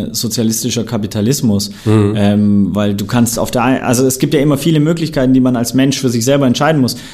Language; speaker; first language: German; native; German